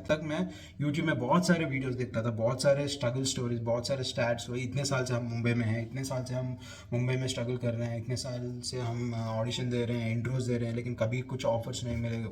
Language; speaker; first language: Hindi; non-native, local second language; Telugu